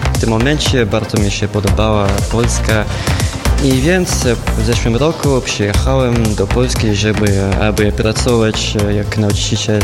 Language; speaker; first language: Polish; non-native, learner; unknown